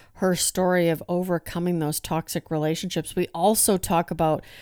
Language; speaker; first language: English; native; English